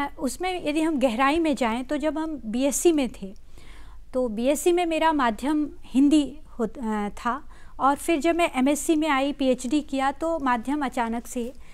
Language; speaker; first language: Hindi; native; Hindi